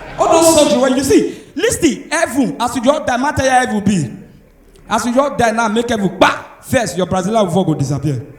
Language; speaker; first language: Nigerian Pidgin; native; Nigerian Pidgin